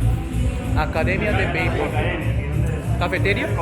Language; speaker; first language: Spanish; non-native, learner; Korean